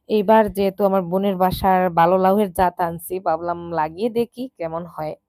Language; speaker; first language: Bangla; non-native, local second language; Sylheti